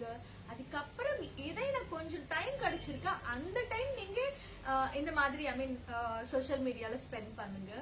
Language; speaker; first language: Tamil; non-native, learner; Telugu